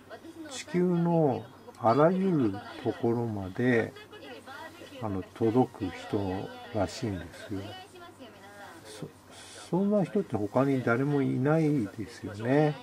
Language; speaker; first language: Japanese; native; Japanese